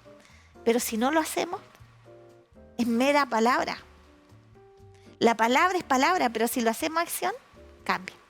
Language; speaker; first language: Spanish; native; Spanish